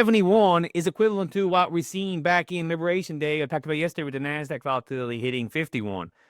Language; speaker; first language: English; native; English